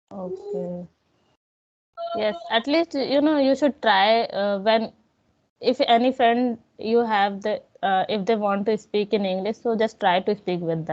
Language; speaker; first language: English; non-native, local second language; Hindi